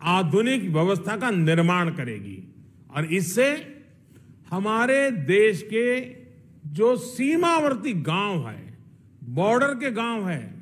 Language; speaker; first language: Hindi; non-native, local second language; Gujarati